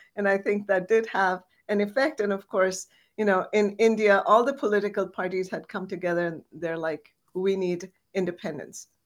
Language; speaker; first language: English; non-native, local second language; Bangla